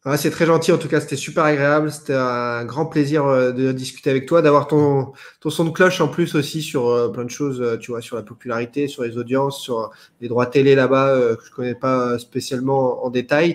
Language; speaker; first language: French; native; French